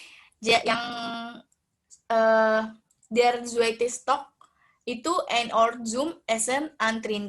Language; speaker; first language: German; non-native, learner; Indonesian